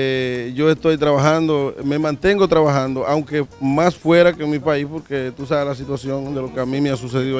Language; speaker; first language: Spanish; native; Spanish